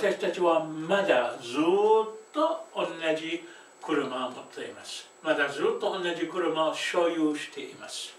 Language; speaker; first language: Japanese; non-native, fluent; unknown